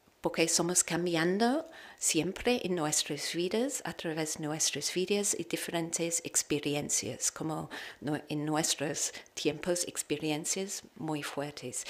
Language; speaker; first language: Spanish; non-native, learner; English